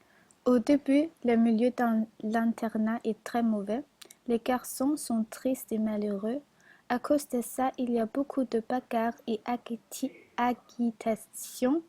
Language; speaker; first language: French; non-native, learner; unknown